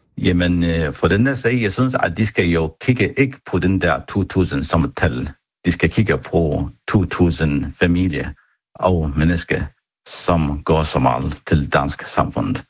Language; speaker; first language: Danish; non-native, fluent; Arabic